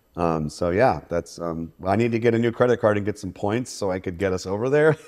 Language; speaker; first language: English; native; English